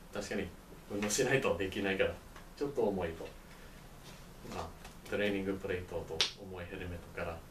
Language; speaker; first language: Japanese; non-native, learner; English